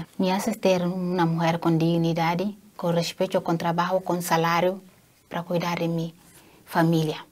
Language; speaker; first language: Spanish; non-native, fluent; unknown